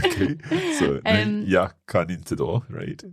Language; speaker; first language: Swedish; non-native, learner; English